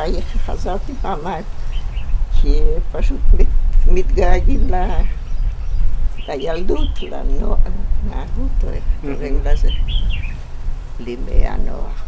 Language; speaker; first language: Hebrew; non-native, fluent; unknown